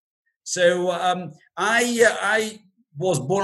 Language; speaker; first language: English; non-native, fluent; Russian